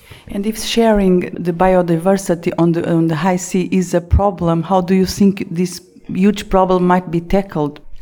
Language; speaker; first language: English; non-native, fluent; Portuguese